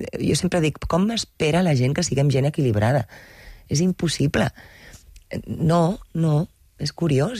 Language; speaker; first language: Catalan; non-native, local second language; Spanish